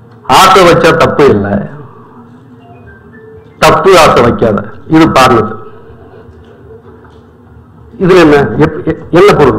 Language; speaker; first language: Tamil; native; Tamil